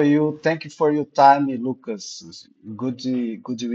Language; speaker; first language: English; non-native, learner; Portuguese